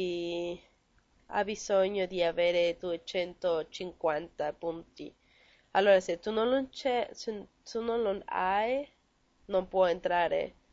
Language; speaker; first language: Italian; non-native, learner; Spanish